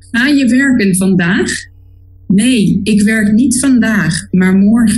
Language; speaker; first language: Dutch; non-native, learner; Spanish